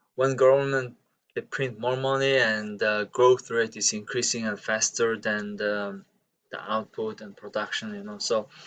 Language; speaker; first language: English; non-native, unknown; Mongolian